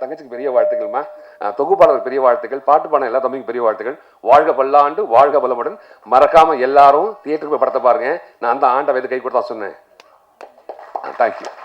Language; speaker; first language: Tamil; native; Tamil